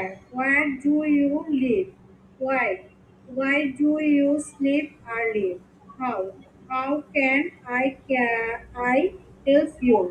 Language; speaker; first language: English; non-native, learner; Bangla